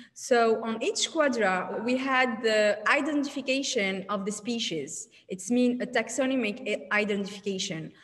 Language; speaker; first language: English; non-native, learner; Arabic